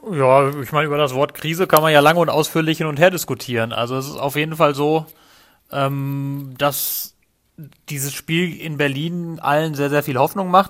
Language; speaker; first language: German; native; German